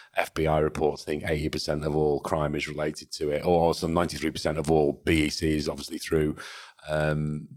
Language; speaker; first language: English; native; English